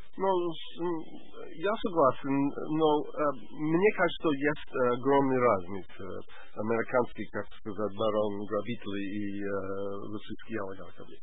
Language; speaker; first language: Russian; non-native, learner; English